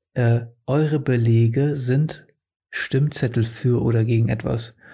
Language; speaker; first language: German; early bilingual, other home language; Portuguese